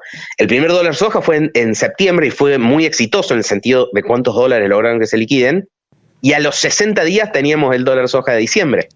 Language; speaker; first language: Spanish; native; Spanish